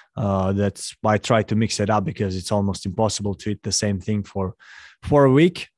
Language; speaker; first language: English; non-native, fluent; Russian